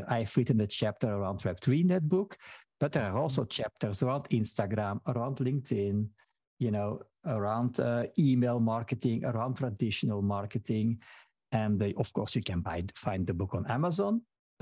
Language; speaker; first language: English; non-native, fluent; Dutch